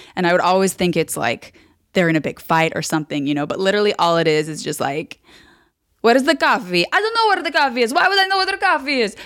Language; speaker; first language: English; native; English